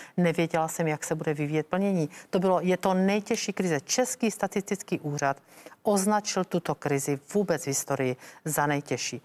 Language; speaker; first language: Czech; native; Czech